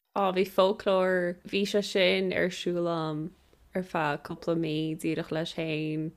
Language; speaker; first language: Irish; non-native, local second language; English